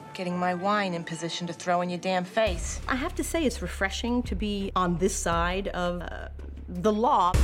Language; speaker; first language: English; native; English